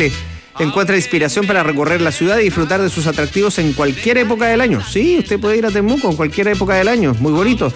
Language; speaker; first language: Spanish; native; Spanish